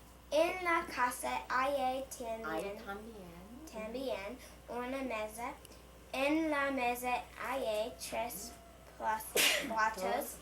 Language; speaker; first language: Spanish; non-native, learner; English